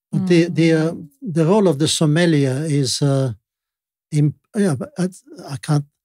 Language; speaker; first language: English; non-native, fluent; Italian